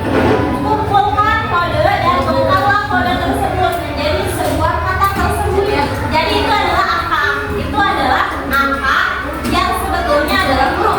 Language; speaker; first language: Indonesian; native; Indonesian